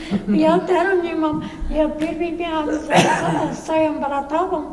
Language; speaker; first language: Polish; early bilingual, heritage; Polish